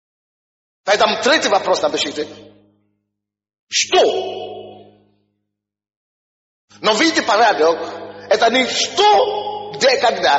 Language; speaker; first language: Russian; non-native, fluent; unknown